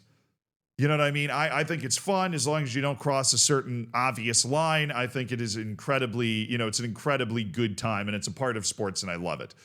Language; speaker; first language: English; native; English